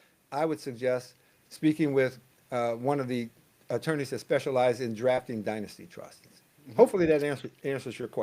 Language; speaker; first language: English; native; English